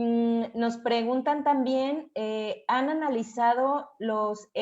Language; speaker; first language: Spanish; native; Spanish